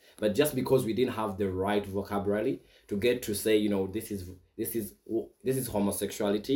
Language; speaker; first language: English; non-native, local second language; Ganda